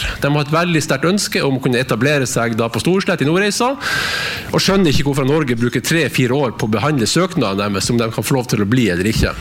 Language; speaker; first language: Norwegian; native; Norwegian